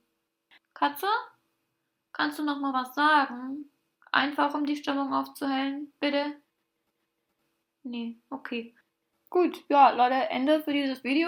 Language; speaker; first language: German; native; German